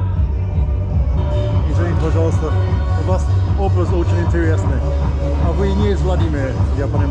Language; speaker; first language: Russian; non-native, learner; English